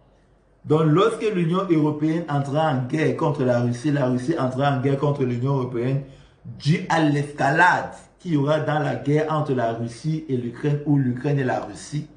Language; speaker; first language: French; non-native, local second language; Malagasy